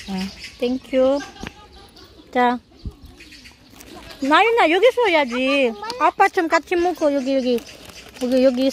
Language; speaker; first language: Korean; non-native, learner; Filipino